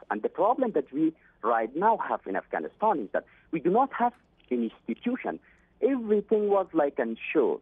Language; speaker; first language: English; non-native, fluent; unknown